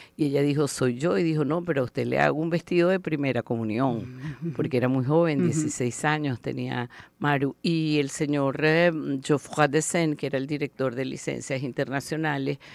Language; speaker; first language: Spanish; native; Spanish